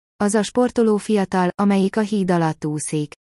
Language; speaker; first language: Hungarian; non-native, learner; Persian